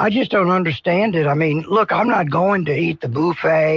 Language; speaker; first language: English; native; English